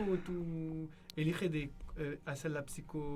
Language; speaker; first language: Spanish; non-native, learner; French